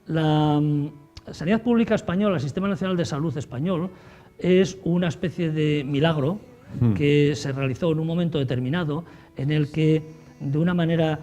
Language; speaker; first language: Spanish; native; Spanish